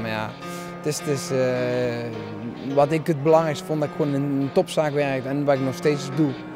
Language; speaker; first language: Dutch; non-native, fluent; Spanish